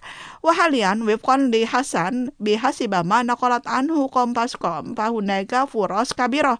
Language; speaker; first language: Arabic; non-native, fluent; Indonesian